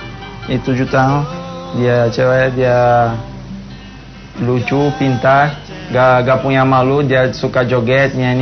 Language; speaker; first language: Indonesian; non-native, fluent; Portuguese